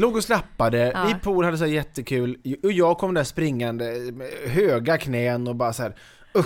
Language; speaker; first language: Swedish; native; Swedish